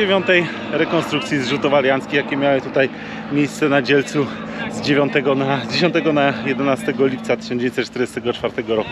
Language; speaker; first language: Polish; native; Polish